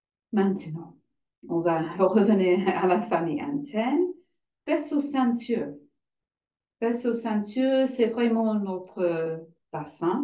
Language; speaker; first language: French; non-native, fluent; English